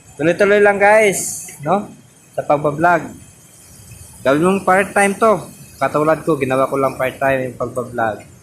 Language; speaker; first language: Filipino; non-native, local second language; Cebuano